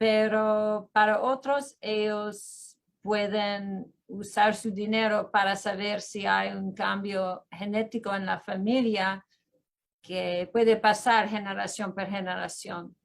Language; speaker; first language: Spanish; early bilingual, heritage; Spanish